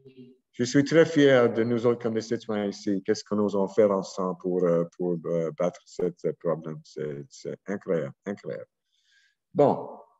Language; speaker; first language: French; non-native, local second language; English